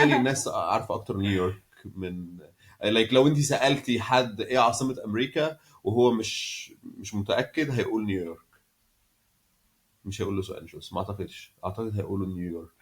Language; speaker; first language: Arabic; native; Arabic